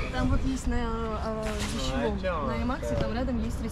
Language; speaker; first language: Russian; native; Russian